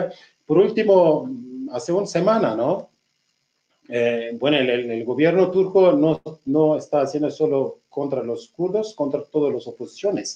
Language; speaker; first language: Spanish; non-native, fluent; Kurdish